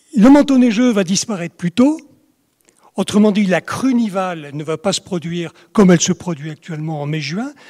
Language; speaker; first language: French; native; French